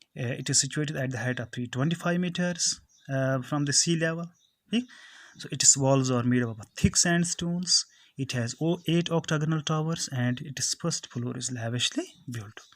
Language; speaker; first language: English; non-native, local second language; Kashmiri